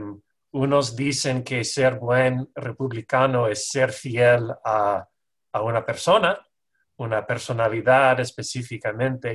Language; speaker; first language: Spanish; non-native, fluent; English